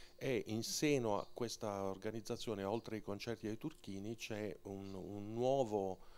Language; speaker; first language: Italian; native; Italian